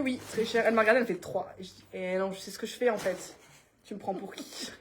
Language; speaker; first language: French; native; French